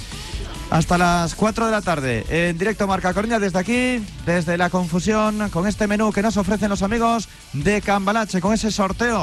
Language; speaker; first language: Spanish; native; Spanish